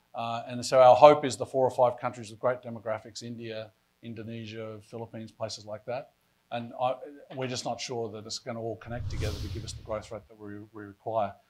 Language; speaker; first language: English; native; English